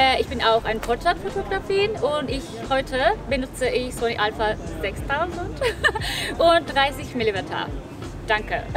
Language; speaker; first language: German; non-native, learner; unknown